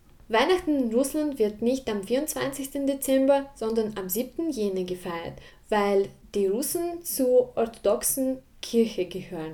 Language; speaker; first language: German; non-native, fluent; Russian